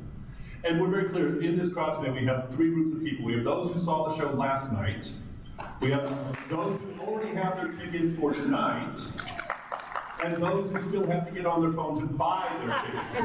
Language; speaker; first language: English; native; English